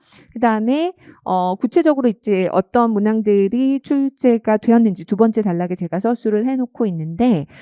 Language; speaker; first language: Korean; native; Korean